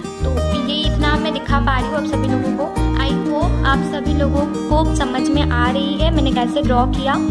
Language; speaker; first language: Hindi; non-native, local second language; Bangla